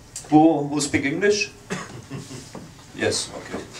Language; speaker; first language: English; non-native, learner; Czech